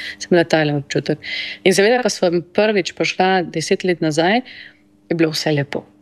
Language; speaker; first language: Slovenian; early bilingual, heritage; Slovenian